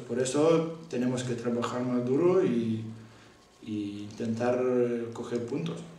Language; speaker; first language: Spanish; non-native, learner; Lithuanian